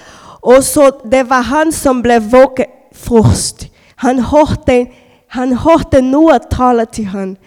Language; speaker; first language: Norwegian; non-native, learner; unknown